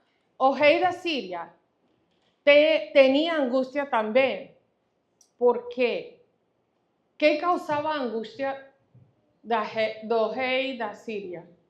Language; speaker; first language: Portuguese; non-native, fluent; Spanish